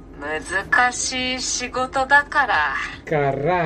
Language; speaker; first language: Japanese; non-native, learner; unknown